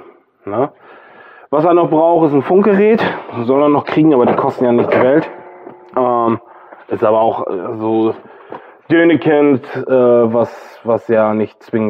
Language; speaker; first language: German; native; German